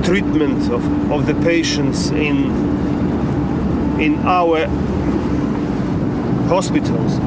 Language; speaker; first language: English; non-native, fluent; Ukrainian